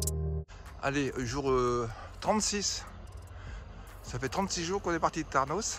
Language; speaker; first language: French; native; French